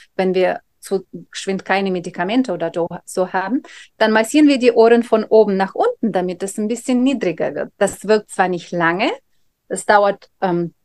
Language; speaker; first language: German; non-native, fluent; Russian